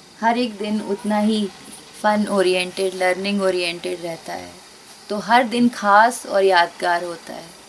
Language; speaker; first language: Hindi; native; Hindi